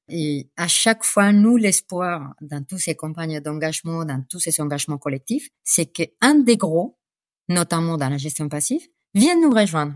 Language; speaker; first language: French; non-native, fluent; Spanish